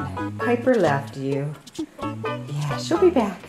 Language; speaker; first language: English; native; English